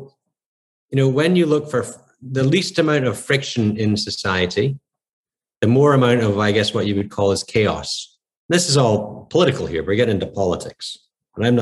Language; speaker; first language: English; native; English